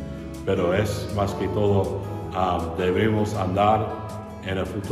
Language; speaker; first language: Spanish; non-native, fluent; English